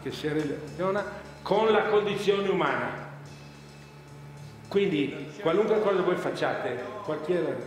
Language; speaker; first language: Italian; non-native, fluent; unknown